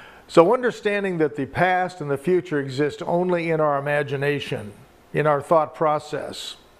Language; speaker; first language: English; native; English